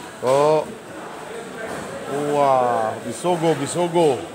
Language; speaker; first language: Indonesian; non-native, learner; Filipino